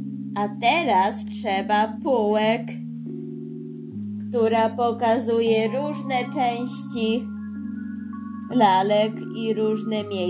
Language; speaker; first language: Polish; early bilingual, heritage; Polish